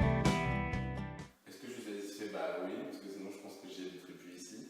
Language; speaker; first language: French; native; French